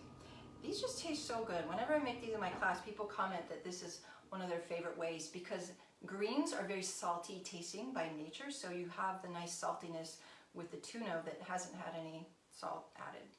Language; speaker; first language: English; native; English